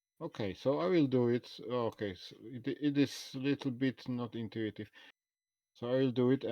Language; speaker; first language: English; non-native, learner; Polish